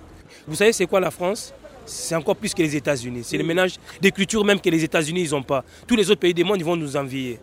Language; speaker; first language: French; early bilingual, other home language; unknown